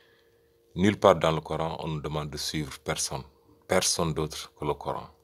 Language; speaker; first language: French; native; French